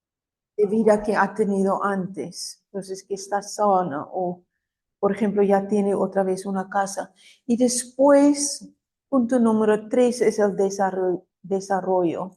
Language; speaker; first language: Spanish; non-native, fluent; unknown